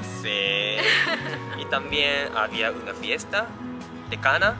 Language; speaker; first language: Spanish; non-native, learner; Japanese